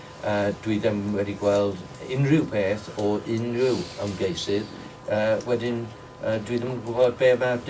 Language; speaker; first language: Welsh; non-native, local second language; English